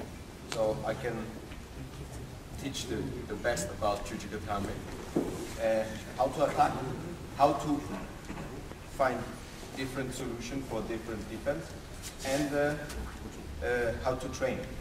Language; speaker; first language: English; non-native, learner; German